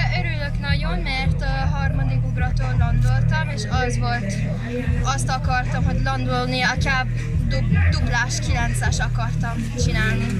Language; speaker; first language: Hungarian; early bilingual, heritage; Hungarian